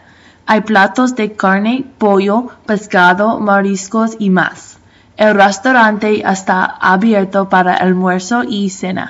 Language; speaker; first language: Spanish; non-native, learner; English